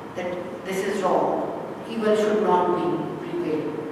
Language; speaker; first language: English; non-native, local second language; Urdu